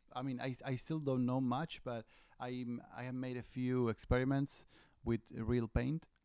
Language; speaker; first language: English; non-native, fluent; Spanish